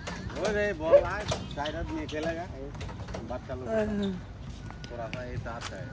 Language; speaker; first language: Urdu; non-native, learner; Nepali